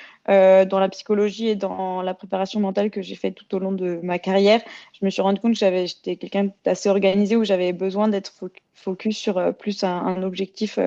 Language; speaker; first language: French; native; French